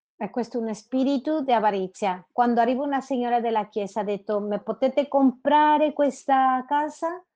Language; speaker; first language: Italian; non-native, fluent; Spanish